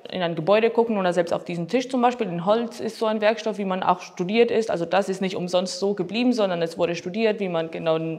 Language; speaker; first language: German; non-native, fluent; Spanish